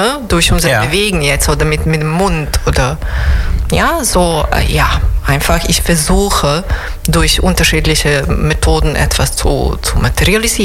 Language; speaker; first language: German; non-native, fluent; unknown